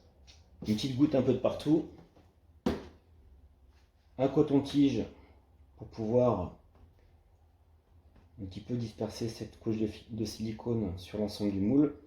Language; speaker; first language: French; native; French